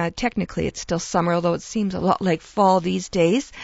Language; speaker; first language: English; early bilingual, other home language; Ukrainian